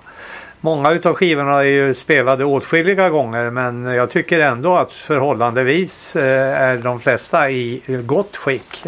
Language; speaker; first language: Swedish; native; Swedish